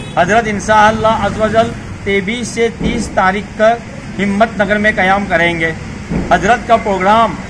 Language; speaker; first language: Urdu; non-native, local second language; Gujarati